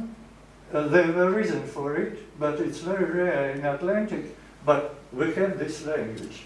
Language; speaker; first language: English; non-native, fluent; Russian